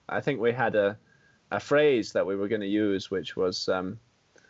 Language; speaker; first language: English; native; English